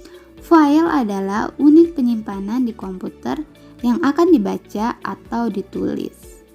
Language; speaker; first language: Indonesian; native; Indonesian